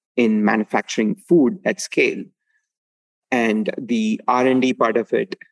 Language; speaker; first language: English; non-native, local second language; Tamil